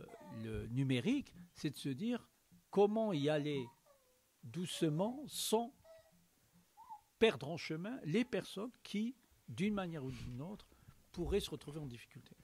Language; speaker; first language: French; native; French